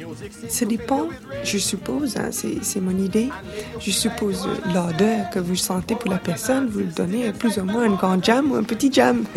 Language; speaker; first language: French; non-native, fluent; English